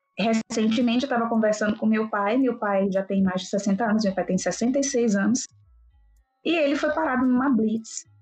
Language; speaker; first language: Portuguese; native; Portuguese